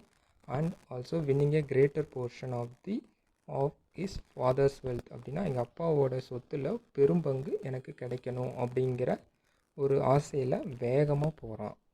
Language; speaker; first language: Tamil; native; Tamil